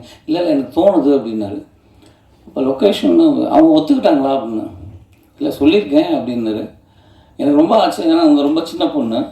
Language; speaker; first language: Tamil; native; Tamil